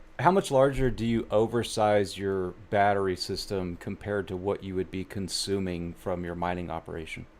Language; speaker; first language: English; native; English